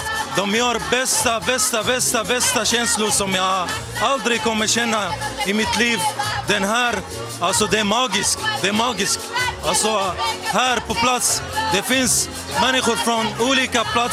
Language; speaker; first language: Swedish; non-native, learner; Arabic